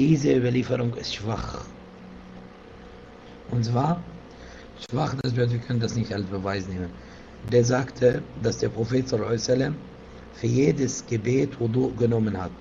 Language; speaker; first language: German; non-native, fluent; Arabic